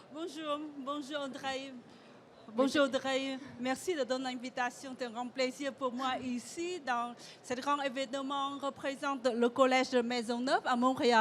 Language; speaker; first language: French; non-native, fluent; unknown